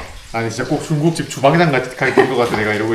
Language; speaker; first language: Korean; native; Korean